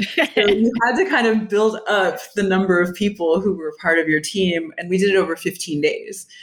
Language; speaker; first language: English; native; English